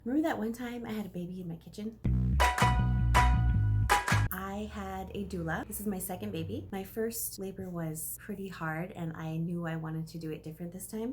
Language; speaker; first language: English; native; English